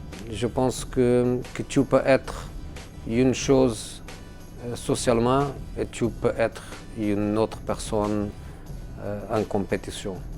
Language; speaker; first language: French; non-native, fluent; Portuguese